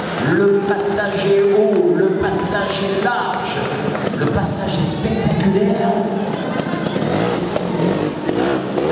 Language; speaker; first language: French; native; French